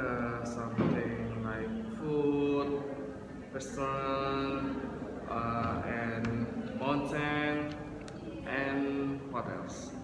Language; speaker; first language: English; non-native, learner; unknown